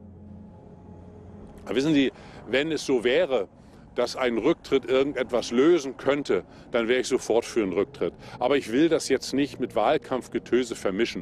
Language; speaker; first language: German; native; German